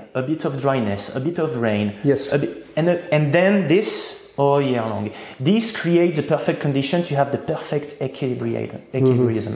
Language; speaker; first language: English; non-native, fluent; French